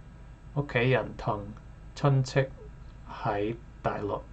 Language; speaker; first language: Cantonese; non-native, learner; English